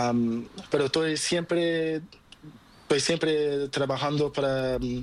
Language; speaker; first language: Spanish; non-native, learner; Portuguese